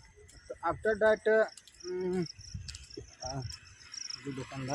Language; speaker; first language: English; non-native, learner; Hindi